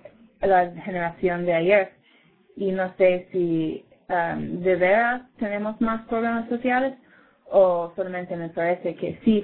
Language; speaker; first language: Spanish; non-native, learner; English